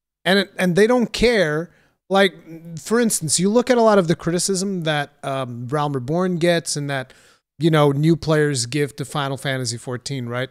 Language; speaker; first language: English; native; English